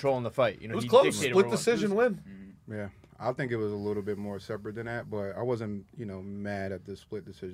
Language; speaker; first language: English; native; English